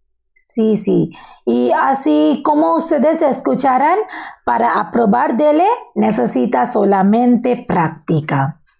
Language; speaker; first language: Spanish; non-native, learner; Bangla